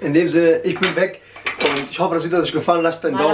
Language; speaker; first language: German; early bilingual, other home language; Kurdish